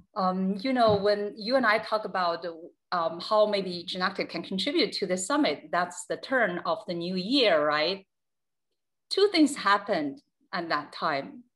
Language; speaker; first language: English; non-native, fluent; Chinese